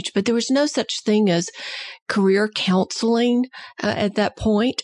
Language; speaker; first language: English; native; English